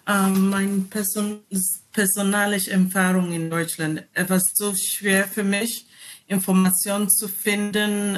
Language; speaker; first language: German; non-native, learner; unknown